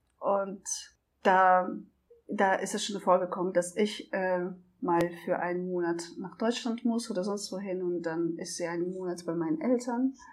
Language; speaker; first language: German; non-native, fluent; Russian